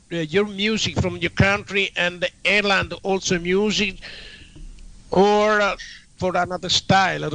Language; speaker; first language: English; non-native, learner; Italian